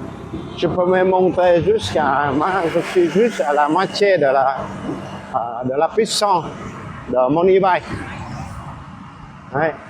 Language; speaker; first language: French; non-native, fluent; Vietnamese